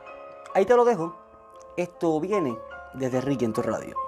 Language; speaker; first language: Spanish; native; Spanish